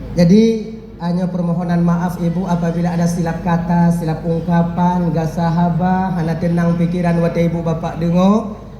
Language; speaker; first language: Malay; non-native, local second language; Achinese